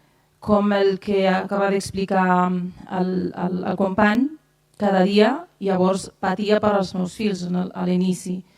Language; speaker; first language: Catalan; non-native, fluent; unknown